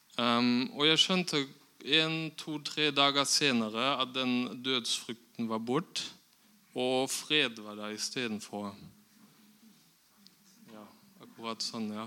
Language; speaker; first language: Norwegian; non-native, fluent; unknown